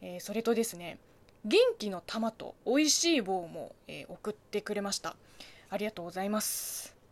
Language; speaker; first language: Japanese; non-native, fluent; Chinese